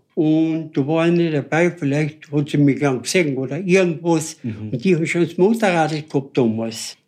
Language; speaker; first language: German; native; German